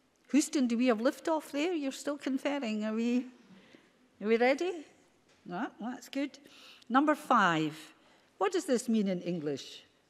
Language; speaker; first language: English; native; English